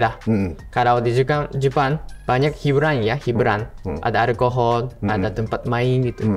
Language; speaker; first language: Indonesian; non-native, fluent; Japanese